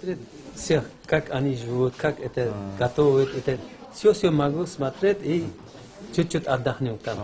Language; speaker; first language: Russian; non-native, local second language; Uzbek